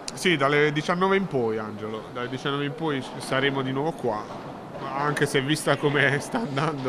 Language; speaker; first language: Italian; native; Italian